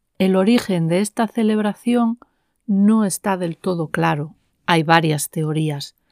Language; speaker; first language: Spanish; native; Spanish